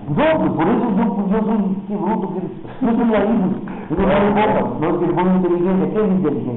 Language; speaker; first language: Spanish; native; Spanish